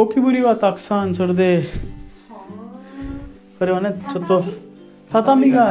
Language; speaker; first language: Japanese; non-native, learner; Hindi